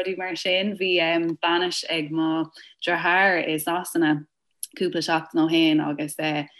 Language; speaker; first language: Irish; non-native, local second language; English